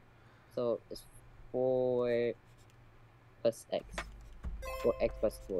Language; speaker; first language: English; native; English